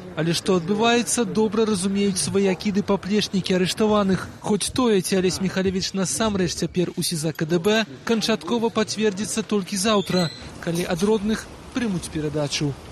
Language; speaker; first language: Belarusian; native; Belarusian